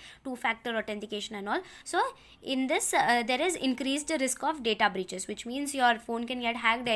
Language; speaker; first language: English; non-native, local second language; Telugu